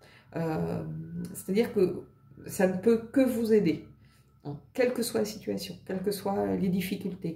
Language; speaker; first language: French; native; French